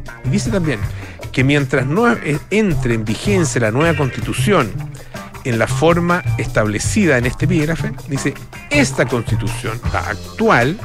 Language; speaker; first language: Spanish; native; Spanish